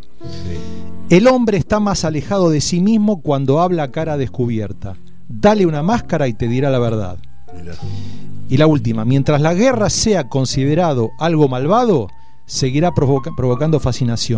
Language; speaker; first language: Spanish; native; Spanish